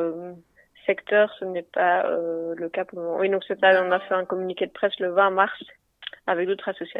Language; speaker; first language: French; native; French